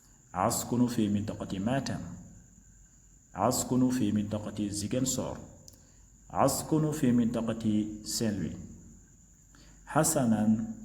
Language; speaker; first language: Arabic; non-native, fluent; Wolof